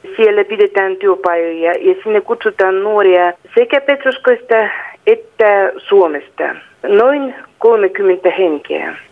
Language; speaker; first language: Finnish; non-native, fluent; Russian